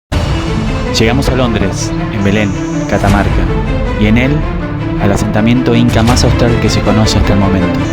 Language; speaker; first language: Spanish; native; Spanish